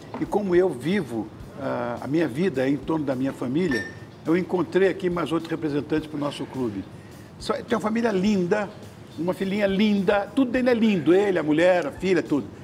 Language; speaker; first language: Portuguese; native; Portuguese